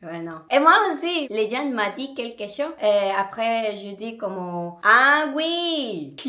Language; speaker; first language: French; non-native, learner; Spanish